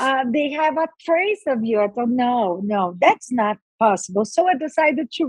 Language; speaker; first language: English; non-native, fluent; Portuguese